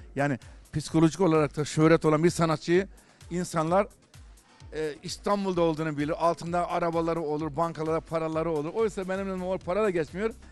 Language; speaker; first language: Turkish; native; Turkish